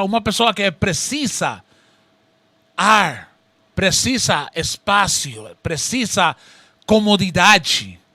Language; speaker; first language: Portuguese; non-native, learner; Spanish